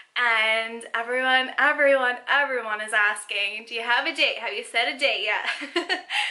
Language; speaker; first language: English; native; English